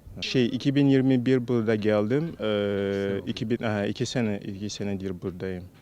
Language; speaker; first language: Turkish; non-native, learner; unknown